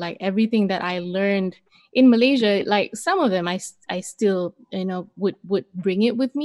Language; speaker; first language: English; non-native, local second language; Malay